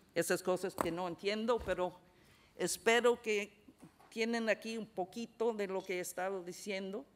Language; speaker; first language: Spanish; non-native, fluent; English